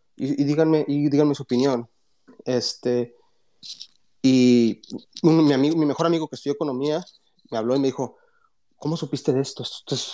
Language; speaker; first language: Spanish; early bilingual, heritage; Spanish